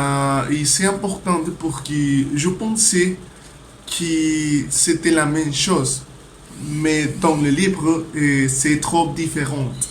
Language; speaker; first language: French; non-native, learner; Spanish